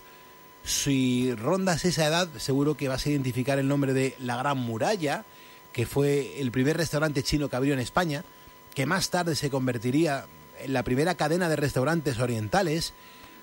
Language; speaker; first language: Spanish; native; Spanish